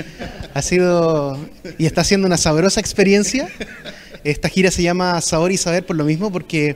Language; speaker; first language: Spanish; native; Spanish